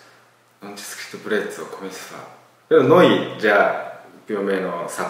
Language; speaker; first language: Italian; non-native, learner; Japanese